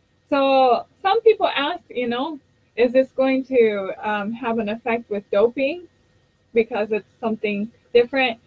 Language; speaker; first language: English; non-native, fluent; Japanese